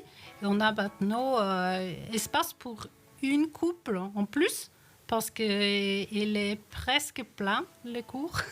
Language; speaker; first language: French; non-native, fluent; Norwegian